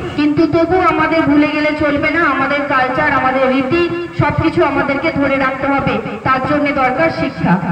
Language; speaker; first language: Bangla; non-native, local second language; Santali